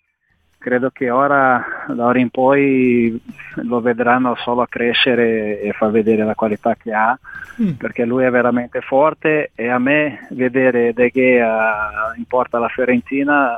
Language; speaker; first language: Italian; non-native, fluent; Portuguese